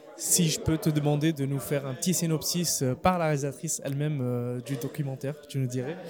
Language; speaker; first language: French; non-native, local second language; Arabic